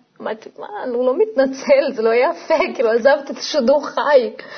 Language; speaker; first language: Hebrew; non-native, fluent; Portuguese